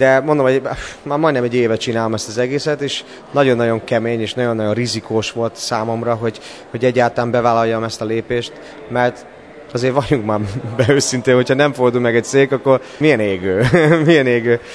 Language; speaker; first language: Hungarian; non-native, fluent; English